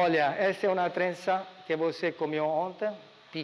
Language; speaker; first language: Portuguese; non-native, learner; Italian